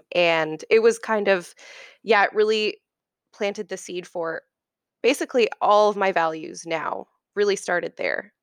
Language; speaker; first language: English; native; English